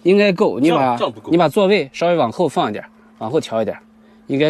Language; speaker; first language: Chinese; native; Chinese